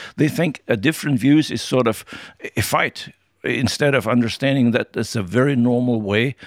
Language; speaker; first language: English; non-native, fluent; German